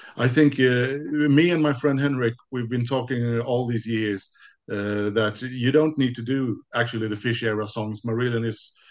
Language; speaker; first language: English; non-native, fluent; Swedish